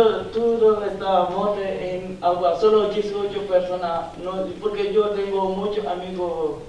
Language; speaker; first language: Spanish; non-native, learner; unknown